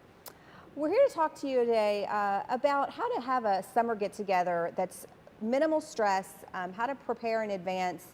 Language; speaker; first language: English; native; English